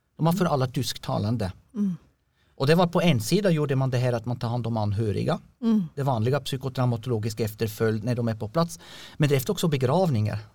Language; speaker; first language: Swedish; non-native, fluent; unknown